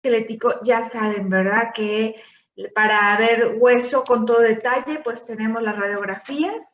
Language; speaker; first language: Spanish; native; Spanish